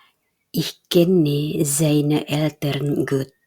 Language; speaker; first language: German; non-native, fluent; Indonesian